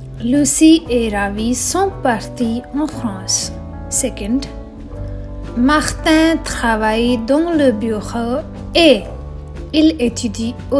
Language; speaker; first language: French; non-native, fluent; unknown